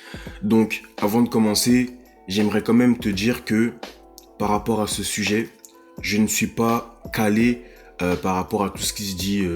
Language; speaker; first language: French; native; French